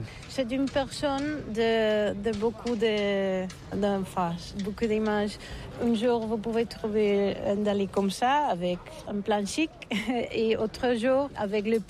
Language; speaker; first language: French; non-native, learner; Catalan